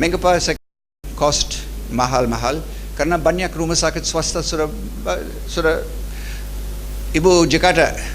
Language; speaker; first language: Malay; non-native, learner; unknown